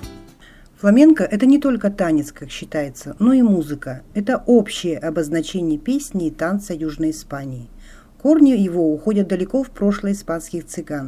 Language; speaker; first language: Russian; native; Russian